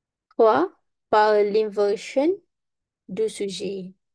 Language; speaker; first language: French; non-native, learner; Malay